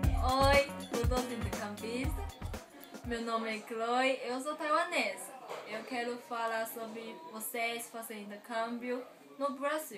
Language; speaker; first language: Portuguese; non-native, learner; Chinese